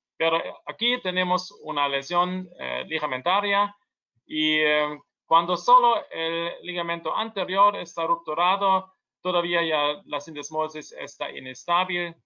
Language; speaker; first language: Spanish; non-native, learner; German